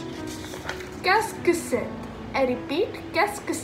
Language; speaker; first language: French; non-native, learner; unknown